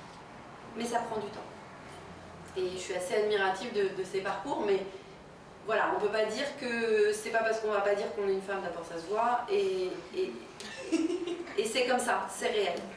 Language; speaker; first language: French; native; French